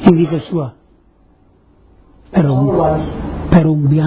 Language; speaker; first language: Italian; non-native, local second language; Friulian